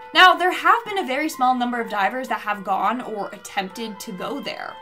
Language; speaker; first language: English; native; English